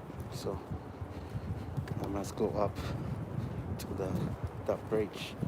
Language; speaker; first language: English; non-native, learner; Spanish